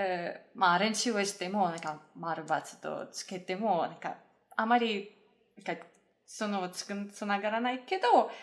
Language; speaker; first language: Japanese; non-native, fluent; Russian